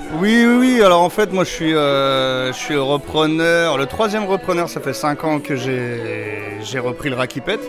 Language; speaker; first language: French; native; French